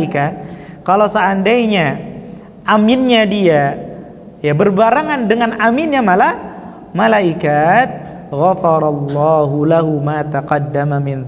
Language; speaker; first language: Indonesian; native; Indonesian